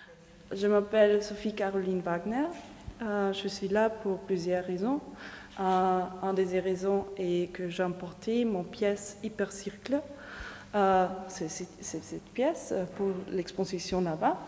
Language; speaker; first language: French; non-native, fluent; German